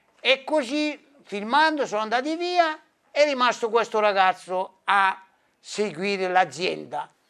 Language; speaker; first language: Italian; early bilingual, heritage; Italian